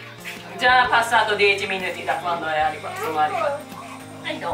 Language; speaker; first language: Italian; non-native, learner; Japanese